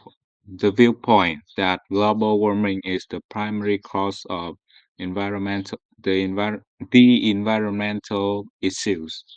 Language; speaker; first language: English; non-native, learner; Vietnamese